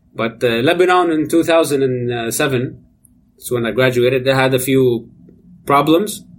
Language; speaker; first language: English; non-native, fluent; Arabic